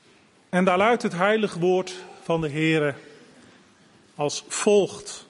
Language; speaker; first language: Dutch; native; Dutch